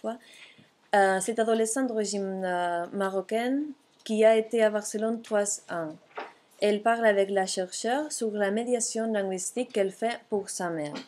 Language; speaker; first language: French; non-native, fluent; Catalan